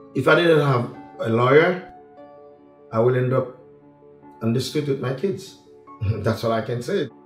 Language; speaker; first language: English; non-native, fluent; Haitian Creole